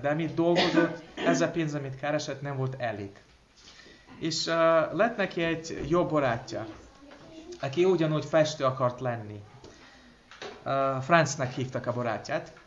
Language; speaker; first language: Hungarian; non-native, fluent; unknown